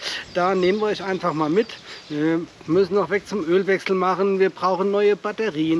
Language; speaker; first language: German; native; German